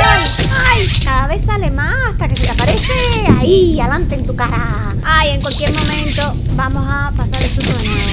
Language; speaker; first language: Spanish; native; Spanish